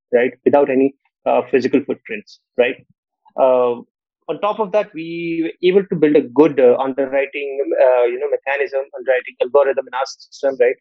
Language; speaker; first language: English; non-native, local second language; Nepali